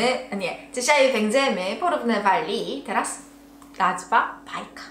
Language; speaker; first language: Polish; non-native, learner; Korean